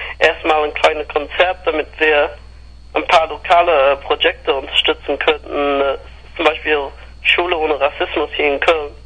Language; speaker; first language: German; non-native, fluent; English